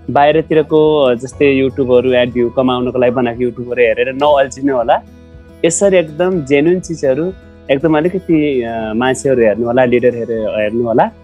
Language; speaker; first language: Nepali; native; Nepali